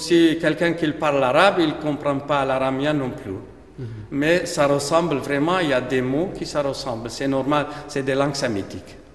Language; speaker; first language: French; non-native, fluent; Aramaic